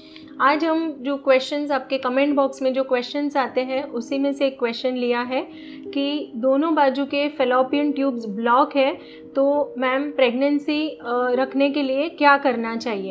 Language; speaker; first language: Hindi; non-native, local second language; Gujarati